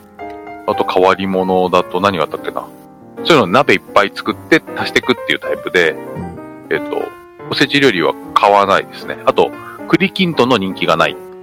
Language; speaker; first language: Japanese; native; Japanese